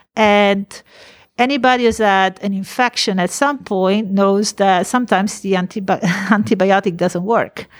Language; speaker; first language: English; non-native, fluent; Italian